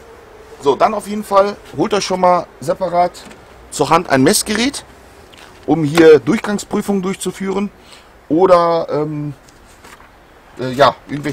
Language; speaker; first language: German; native; German